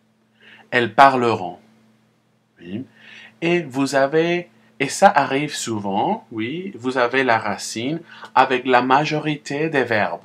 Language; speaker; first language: French; non-native, fluent; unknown